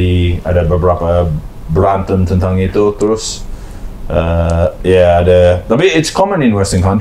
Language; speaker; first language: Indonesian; non-native, learner; English